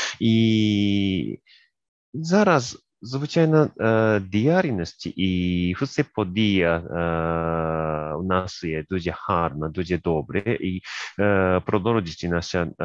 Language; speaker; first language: Ukrainian; non-native, learner; Japanese